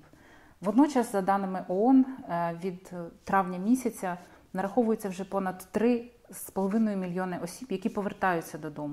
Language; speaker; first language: Ukrainian; native; Ukrainian